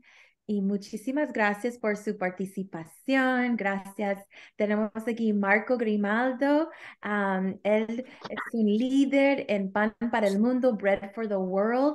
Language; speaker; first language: Spanish; early bilingual, heritage; Spanish